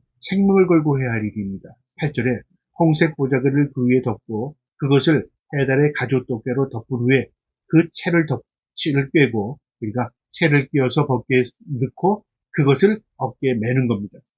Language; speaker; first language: Korean; native; Korean